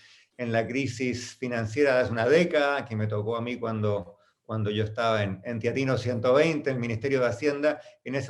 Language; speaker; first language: Spanish; native; Spanish